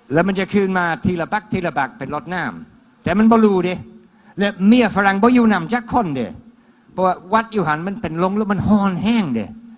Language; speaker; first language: Thai; non-native, fluent; English